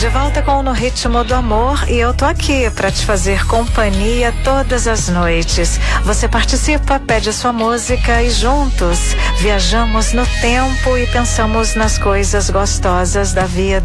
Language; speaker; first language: Portuguese; native; Portuguese